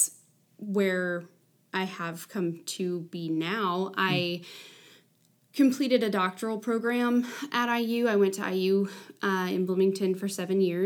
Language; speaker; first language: English; native; English